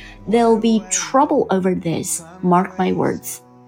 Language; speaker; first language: English; non-native, fluent; Chinese